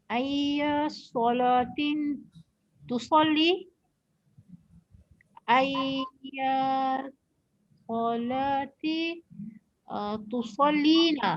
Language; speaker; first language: Arabic; non-native, learner; Malay